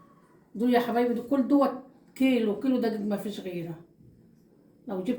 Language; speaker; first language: Arabic; native; Arabic